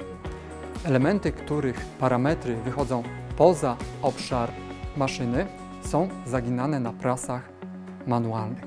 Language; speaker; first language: Polish; native; Polish